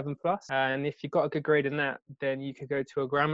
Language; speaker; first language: English; native; English